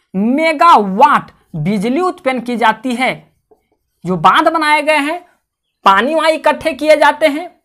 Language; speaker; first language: Hindi; native; Hindi